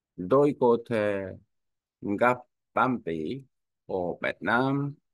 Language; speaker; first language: Vietnamese; non-native, learner; Korean